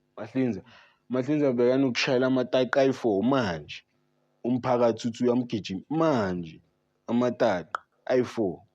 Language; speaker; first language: Zulu; native; Zulu